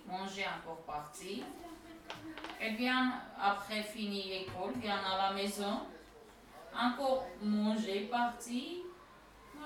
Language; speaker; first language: French; non-native, learner; Armenian